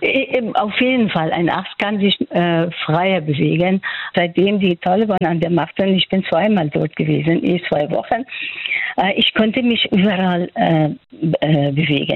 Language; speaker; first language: German; non-native, fluent; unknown